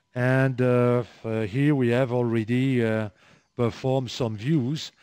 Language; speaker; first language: English; non-native, fluent; French